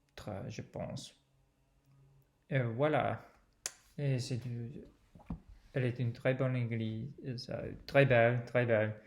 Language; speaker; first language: French; non-native, fluent; English